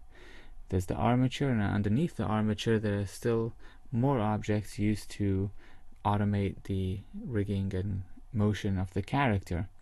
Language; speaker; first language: English; native; English